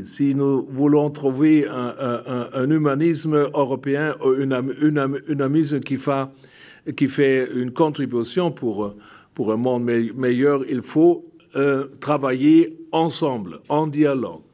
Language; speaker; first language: French; non-native, fluent; German